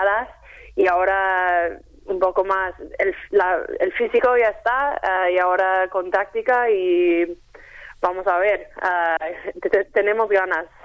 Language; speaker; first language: Spanish; non-native, fluent; English